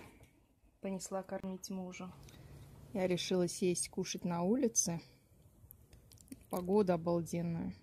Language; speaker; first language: Russian; native; Russian